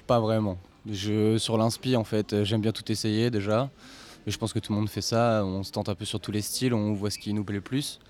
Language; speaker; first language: French; native; French